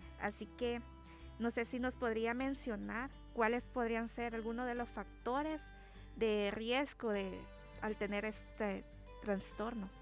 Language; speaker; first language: Spanish; native; Spanish